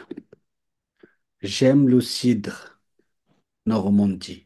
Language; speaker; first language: French; non-native, fluent; Bangla